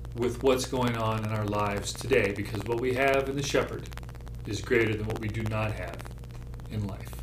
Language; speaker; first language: English; native; English